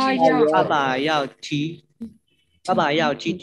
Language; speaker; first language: Chinese; non-native, learner; Burmese